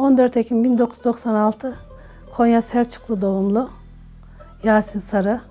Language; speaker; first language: Turkish; native; Turkish